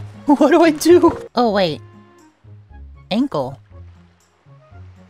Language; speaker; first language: English; native; English